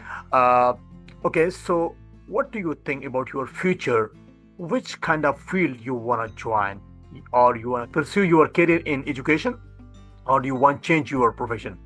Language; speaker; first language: English; non-native, fluent; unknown